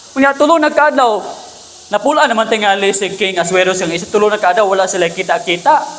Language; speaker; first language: Cebuano; native; Cebuano